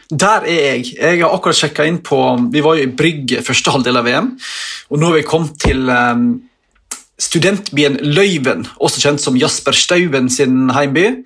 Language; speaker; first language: Norwegian; native; Norwegian